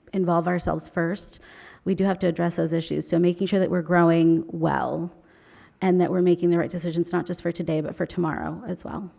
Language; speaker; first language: English; native; English